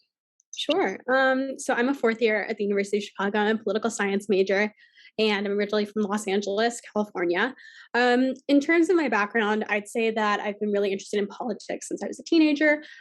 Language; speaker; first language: English; native; English